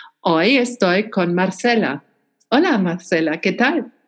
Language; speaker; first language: Spanish; non-native, learner; German